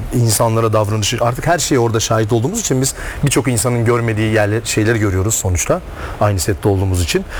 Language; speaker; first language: Turkish; native; Turkish